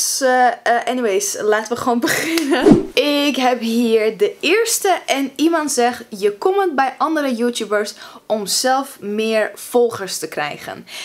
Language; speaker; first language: Dutch; early bilingual, other home language; Russian